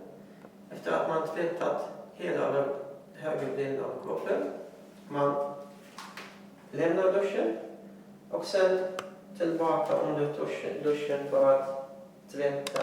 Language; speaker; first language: Swedish; non-native, fluent; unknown